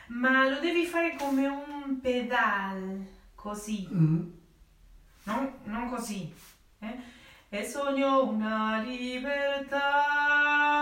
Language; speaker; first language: Italian; non-native, learner; Spanish